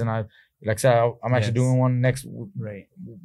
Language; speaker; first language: English; native; English